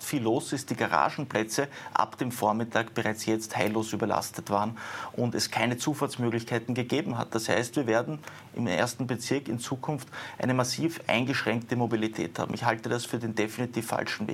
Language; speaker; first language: German; native; German